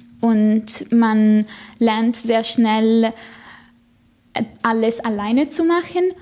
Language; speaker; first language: German; non-native, fluent; Italian